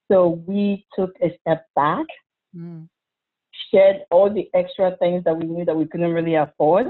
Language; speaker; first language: English; non-native, local second language; Igbo